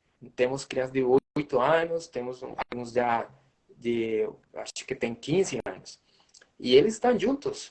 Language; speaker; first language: Portuguese; non-native, fluent; Spanish